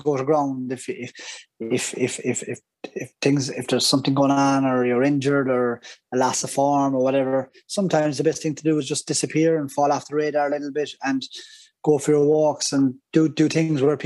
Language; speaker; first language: English; native; English